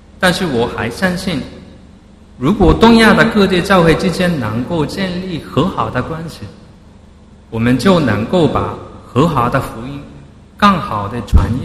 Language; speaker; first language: Chinese; non-native, fluent; Japanese